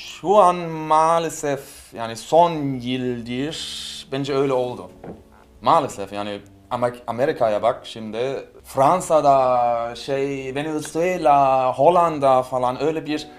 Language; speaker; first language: Turkish; non-native, learner; German